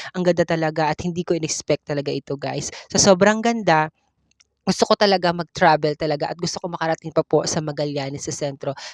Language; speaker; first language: Filipino; non-native, local second language; Bikol